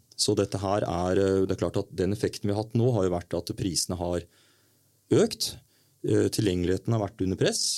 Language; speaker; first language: Norwegian; native; Norwegian